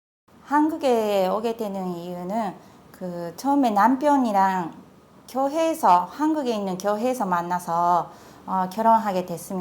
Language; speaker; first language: Korean; non-native, fluent; Japanese